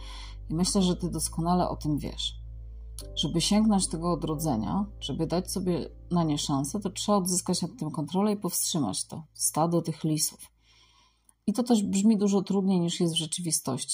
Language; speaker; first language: Polish; native; Polish